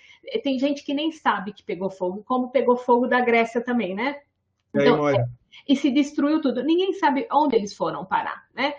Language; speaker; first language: Portuguese; native; Portuguese